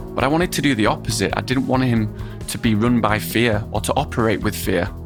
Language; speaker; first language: English; native; English